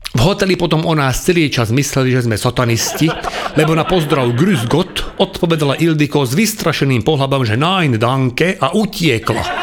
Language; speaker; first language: Slovak; non-native, local second language; Hungarian